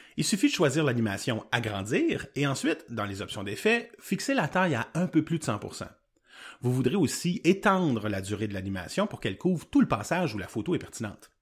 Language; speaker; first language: French; native; French